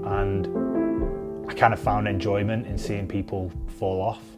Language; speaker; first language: English; native; English